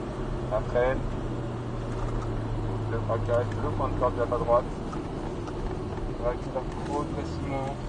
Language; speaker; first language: French; native; French